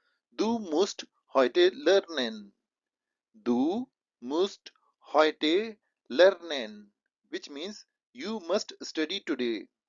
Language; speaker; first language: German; non-native, fluent; Hindi